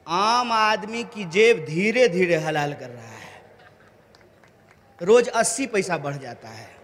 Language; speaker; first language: Hindi; native; Hindi